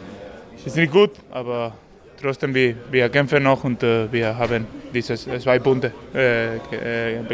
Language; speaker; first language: German; non-native, learner; Spanish